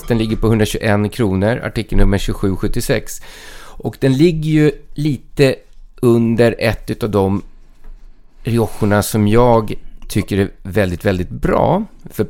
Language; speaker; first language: Swedish; native; Swedish